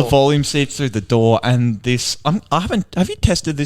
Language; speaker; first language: English; native; English